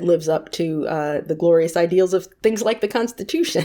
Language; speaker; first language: English; native; English